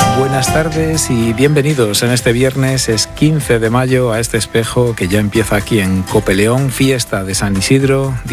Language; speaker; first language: Spanish; native; Spanish